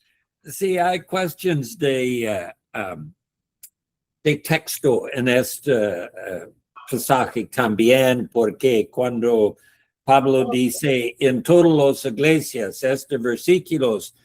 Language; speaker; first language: Spanish; non-native, learner; English